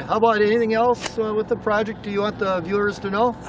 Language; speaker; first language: English; native; English